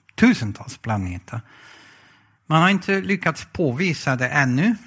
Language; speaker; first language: Swedish; non-native, fluent; Dutch